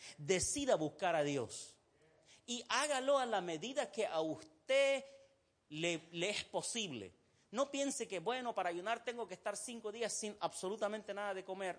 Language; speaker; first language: Spanish; non-native, fluent; Arabic